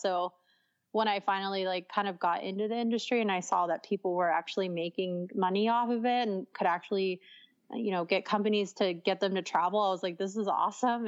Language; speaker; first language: English; native; English